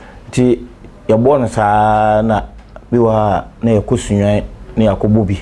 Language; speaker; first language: English; non-native, local second language; Akan